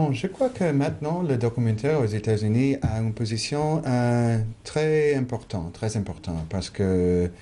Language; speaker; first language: French; non-native, fluent; English